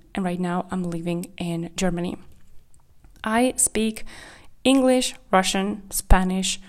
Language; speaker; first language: English; non-native, fluent; Kazakh